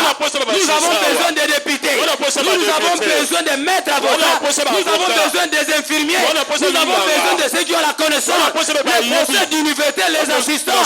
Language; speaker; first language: French; non-native, local second language; Lingala